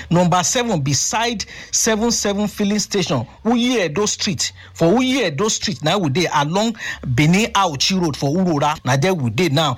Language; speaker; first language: Nigerian Pidgin; native; Nigerian Pidgin